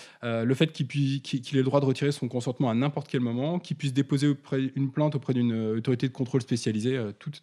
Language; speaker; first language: French; native; French